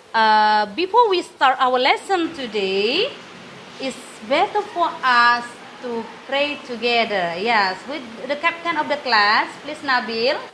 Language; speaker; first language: English; non-native, learner; Indonesian